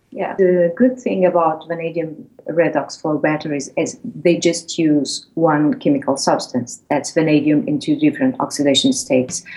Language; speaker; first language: English; non-native, fluent; Portuguese